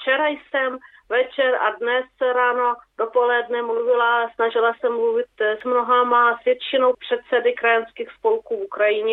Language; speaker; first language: Czech; early bilingual, heritage; Czech